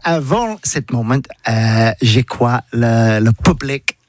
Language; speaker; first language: French; non-native, learner; English